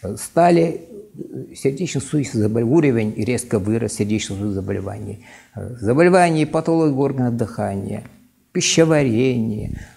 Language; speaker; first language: Russian; non-native, local second language; Yakut